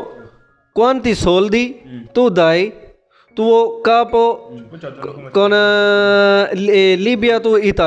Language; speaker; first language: Italian; non-native, learner; Urdu